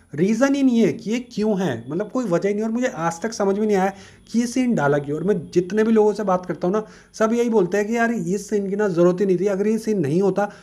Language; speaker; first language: Hindi; native; Hindi